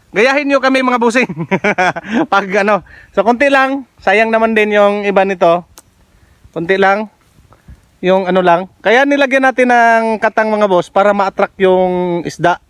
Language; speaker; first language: Filipino; non-native, local second language; Cebuano